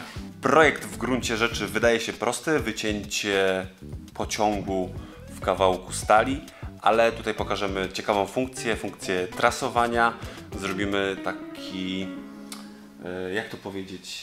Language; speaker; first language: Polish; native; Polish